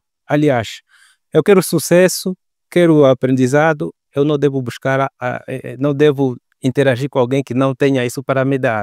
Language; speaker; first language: Portuguese; native; Portuguese